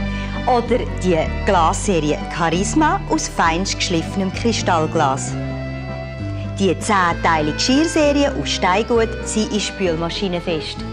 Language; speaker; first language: German; native; German